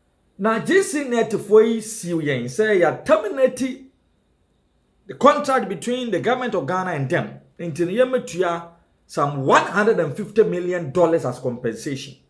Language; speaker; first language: English; non-native, local second language; Akan